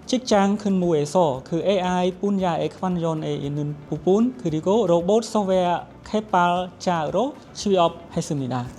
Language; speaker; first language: Korean; non-native, learner; Khmer